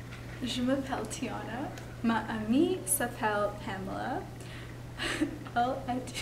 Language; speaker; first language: French; non-native, learner; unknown